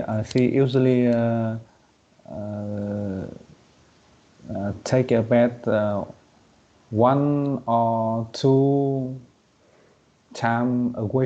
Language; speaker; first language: English; non-native, learner; Vietnamese